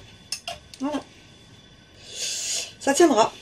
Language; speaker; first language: French; native; French